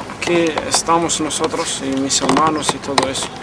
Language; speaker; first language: Spanish; non-native, fluent; Arabic